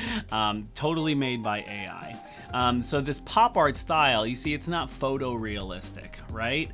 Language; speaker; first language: English; native; English